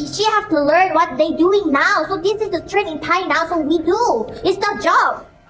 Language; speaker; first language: English; non-native, learner; Korean